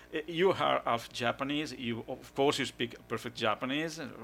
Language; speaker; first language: English; non-native, fluent; Italian